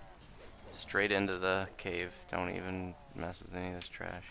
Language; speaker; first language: English; native; English